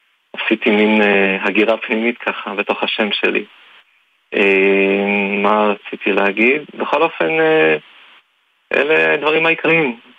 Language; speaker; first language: Hebrew; native; Hebrew